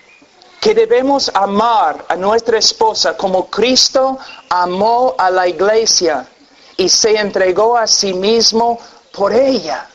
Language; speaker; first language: Spanish; non-native, fluent; English